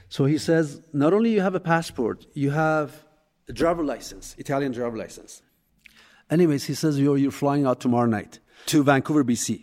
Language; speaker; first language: English; non-native, fluent; Persian